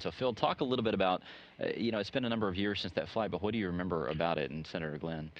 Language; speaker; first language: English; native; English